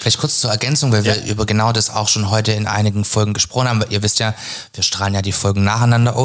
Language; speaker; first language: German; native; German